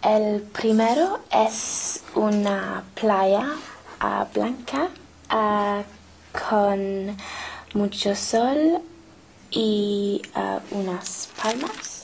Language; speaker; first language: Spanish; non-native, learner; English